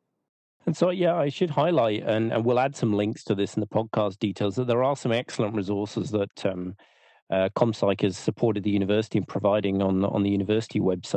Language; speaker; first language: English; native; English